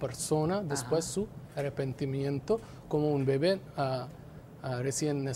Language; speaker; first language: Spanish; non-native, fluent; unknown